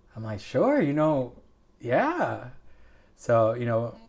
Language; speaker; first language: English; non-native, fluent; Spanish